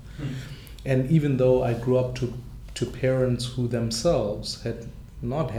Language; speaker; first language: English; non-native, local second language; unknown